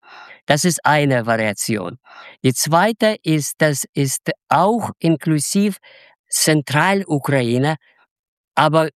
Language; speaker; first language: German; non-native, learner; Russian